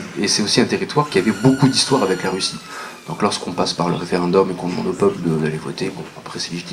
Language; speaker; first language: French; native; French